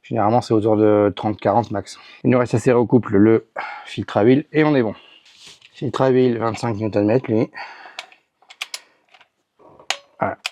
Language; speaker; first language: French; native; French